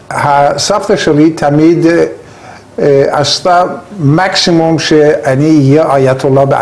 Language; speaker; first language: Hebrew; non-native, learner; Persian